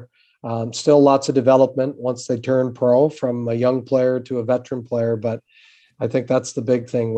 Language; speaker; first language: English; native; English